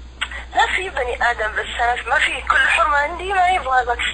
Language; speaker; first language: Arabic; native; Arabic